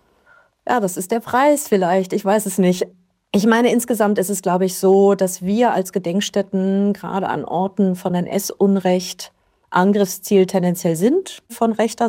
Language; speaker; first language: German; native; German